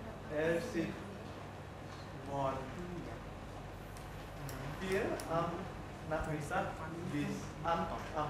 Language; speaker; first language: German; non-native, learner; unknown